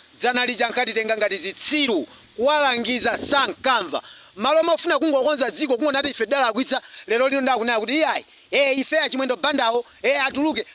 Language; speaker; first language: Nyanja; native; Nyanja